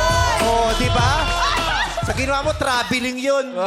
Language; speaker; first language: Filipino; native; Filipino